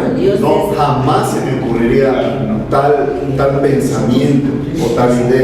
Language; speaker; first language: Spanish; native; Spanish